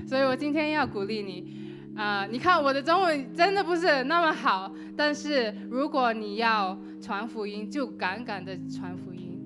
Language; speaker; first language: Chinese; non-native, learner; English